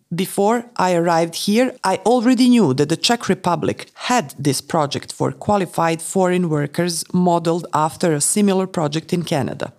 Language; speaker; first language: English; non-native, fluent; Romanian